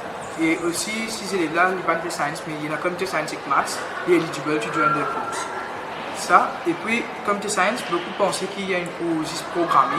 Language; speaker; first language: French; non-native, local second language; Morisyen